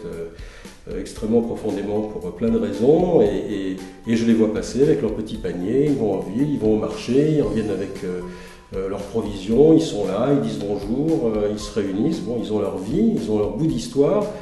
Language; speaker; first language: French; native; French